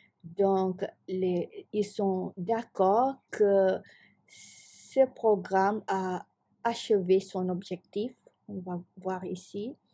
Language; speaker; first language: French; non-native, fluent; Malay